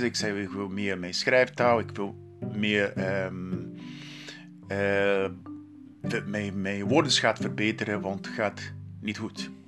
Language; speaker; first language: Dutch; non-native, learner; Portuguese